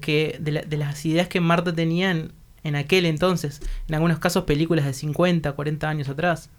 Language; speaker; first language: Spanish; native; Spanish